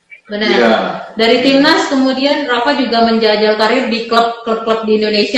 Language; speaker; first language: Indonesian; native; Indonesian